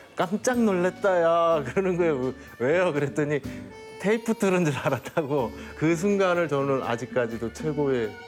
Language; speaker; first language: Korean; native; Korean